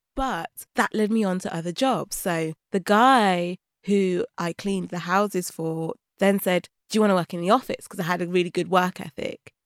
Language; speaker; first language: English; native; English